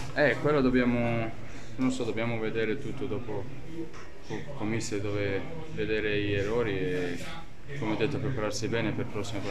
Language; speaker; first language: Italian; non-native, learner; Serbian